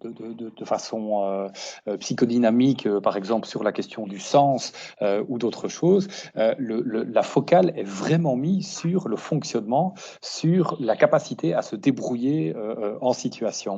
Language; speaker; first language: French; native; French